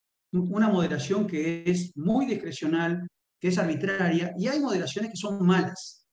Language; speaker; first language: Spanish; native; Spanish